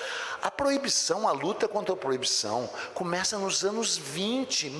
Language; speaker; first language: Portuguese; native; Portuguese